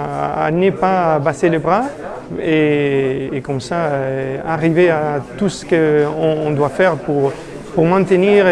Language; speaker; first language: French; non-native, fluent; Spanish